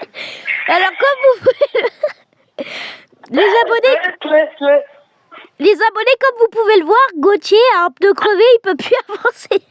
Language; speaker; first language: French; native; French